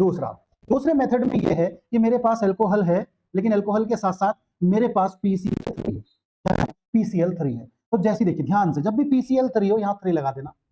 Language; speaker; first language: Hindi; native; Hindi